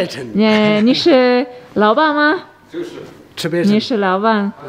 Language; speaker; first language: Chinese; non-native, learner; Polish